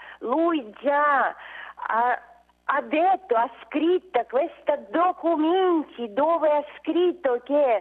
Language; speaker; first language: Italian; non-native, learner; Russian